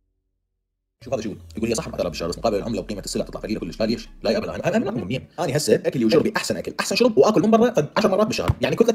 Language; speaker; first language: Arabic; native; Arabic